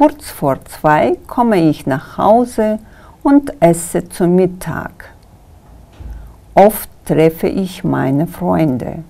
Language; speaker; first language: German; non-native, fluent; Kyrgyz